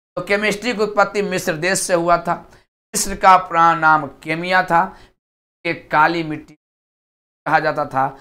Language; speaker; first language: Hindi; native; Hindi